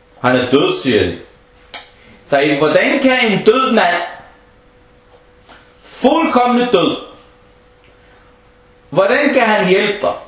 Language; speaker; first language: Danish; non-native, fluent; Arabic